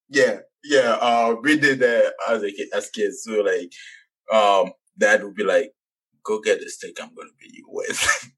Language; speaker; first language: English; non-native, local second language; French